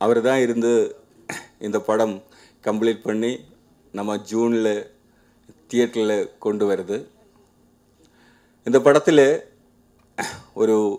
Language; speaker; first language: Tamil; non-native, learner; Malayalam